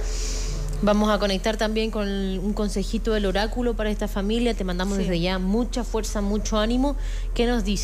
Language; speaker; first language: Spanish; native; Spanish